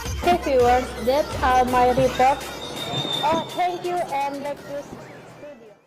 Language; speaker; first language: English; non-native, learner; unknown